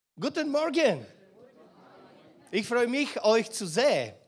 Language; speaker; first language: German; non-native, learner; Bulgarian